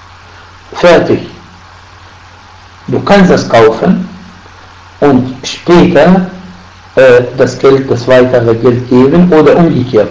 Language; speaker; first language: German; non-native, fluent; Arabic